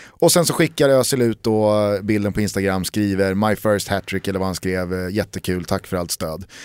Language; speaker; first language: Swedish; native; Swedish